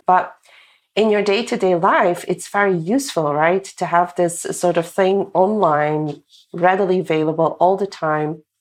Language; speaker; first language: English; non-native, fluent; Dutch